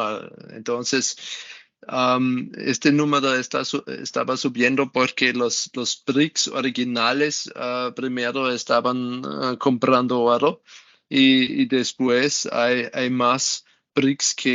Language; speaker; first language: Spanish; non-native, learner; German